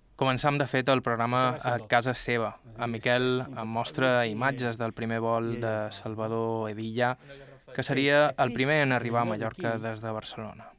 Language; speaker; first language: Catalan; native; Catalan